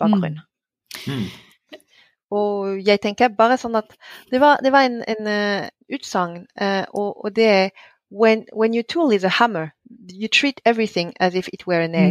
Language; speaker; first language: Norwegian; non-native, fluent; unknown